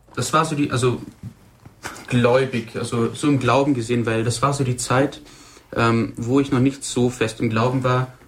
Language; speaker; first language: German; native; German